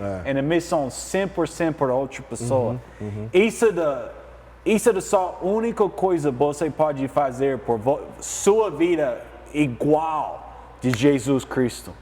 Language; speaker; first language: Portuguese; non-native, learner; English